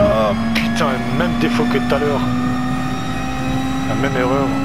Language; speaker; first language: French; native; French